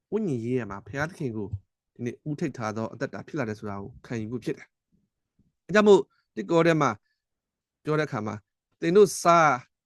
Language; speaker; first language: Burmese; non-native, local second language; S'gaw Karen